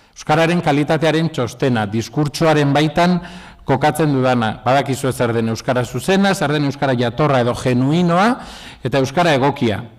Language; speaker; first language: Basque; non-native, local second language; Spanish